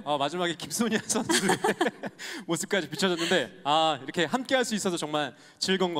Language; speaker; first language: Korean; native; Korean